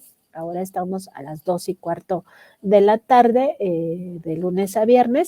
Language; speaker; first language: Spanish; native; Spanish